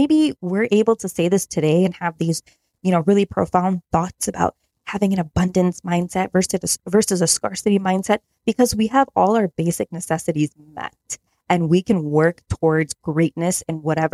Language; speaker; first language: English; native; English